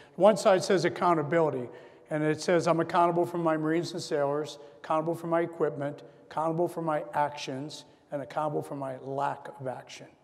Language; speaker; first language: English; native; English